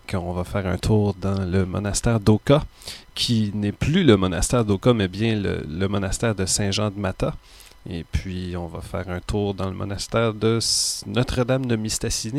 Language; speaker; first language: French; native; French